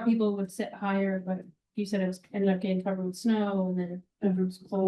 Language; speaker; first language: English; native; English